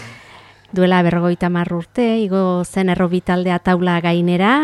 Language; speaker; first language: Basque; native; Basque